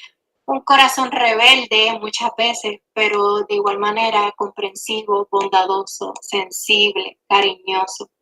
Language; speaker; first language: Spanish; native; Spanish